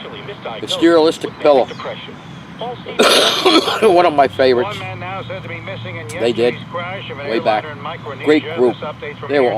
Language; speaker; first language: English; native; English